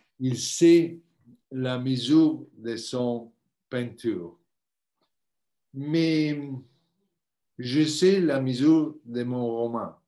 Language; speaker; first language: French; non-native, learner; Italian